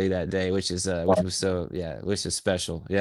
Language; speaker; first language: English; native; English